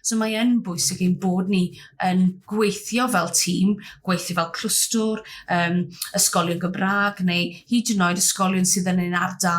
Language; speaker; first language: Welsh; native; Welsh